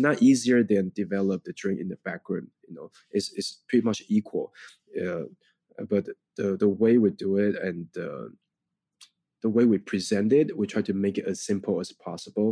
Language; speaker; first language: English; non-native, fluent; Chinese